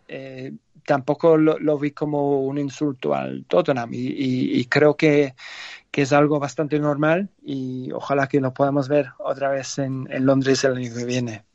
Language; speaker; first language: Spanish; non-native, fluent; English